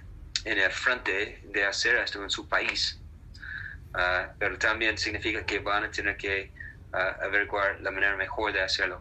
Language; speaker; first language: Spanish; non-native, fluent; English